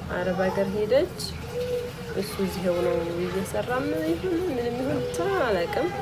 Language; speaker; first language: Amharic; native; Amharic